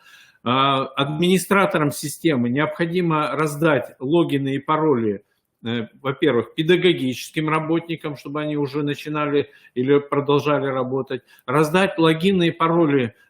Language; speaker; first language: Russian; native; Russian